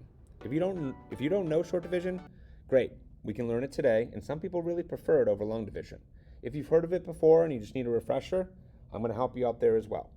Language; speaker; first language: English; native; English